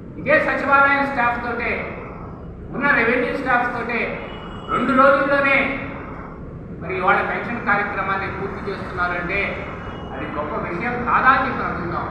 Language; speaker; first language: Telugu; native; Telugu